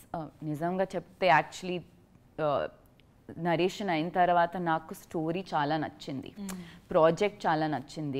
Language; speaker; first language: Telugu; non-native, local second language; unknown